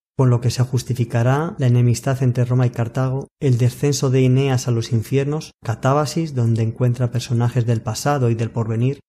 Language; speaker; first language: Spanish; native; Spanish